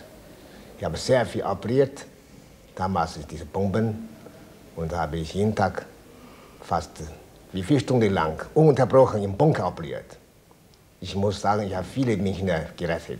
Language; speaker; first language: German; non-native, fluent; Chinese